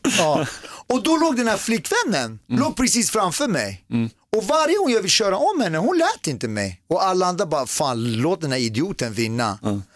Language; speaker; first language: Swedish; early bilingual, other home language; Persian